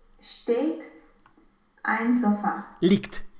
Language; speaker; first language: German; non-native, learner; Romanian